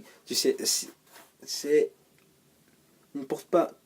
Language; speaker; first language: French; non-native, learner; English